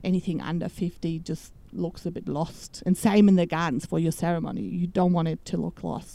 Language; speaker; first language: English; non-native, fluent; German